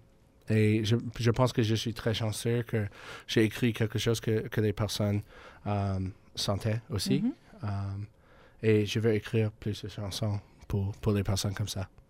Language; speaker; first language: French; non-native, learner; English